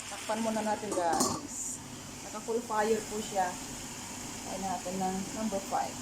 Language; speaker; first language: Filipino; non-native, local second language; Iloko